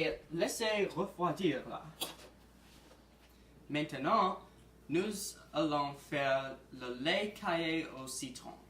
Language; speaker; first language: French; non-native, learner; English